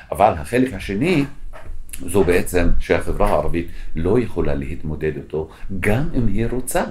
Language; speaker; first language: Hebrew; non-native, local second language; Arabic